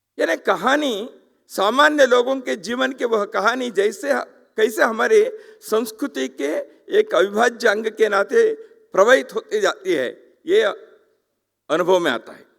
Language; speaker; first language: Hindi; non-native, local second language; Kannada